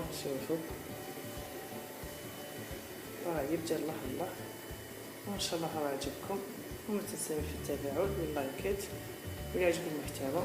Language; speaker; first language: Arabic; native; Arabic